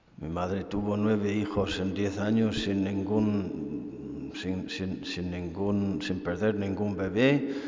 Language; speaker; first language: Spanish; non-native, fluent; English